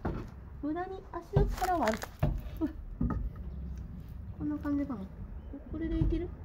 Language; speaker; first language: Japanese; native; Japanese